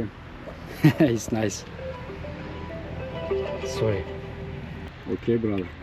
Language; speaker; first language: English; non-native, learner; Turkish